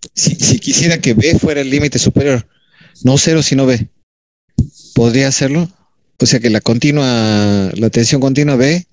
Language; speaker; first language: Spanish; native; Spanish